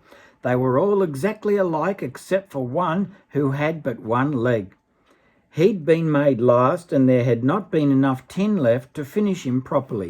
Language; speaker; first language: English; native; English